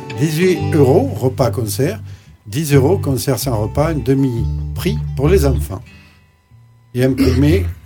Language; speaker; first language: French; native; French